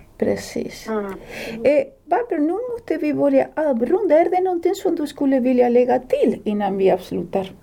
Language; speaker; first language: Swedish; non-native, fluent; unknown